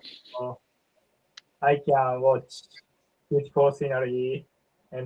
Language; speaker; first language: English; non-native, learner; Japanese